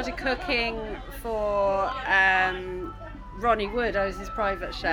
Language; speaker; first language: English; native; English